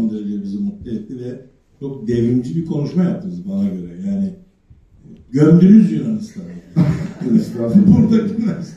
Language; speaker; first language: Turkish; native; Turkish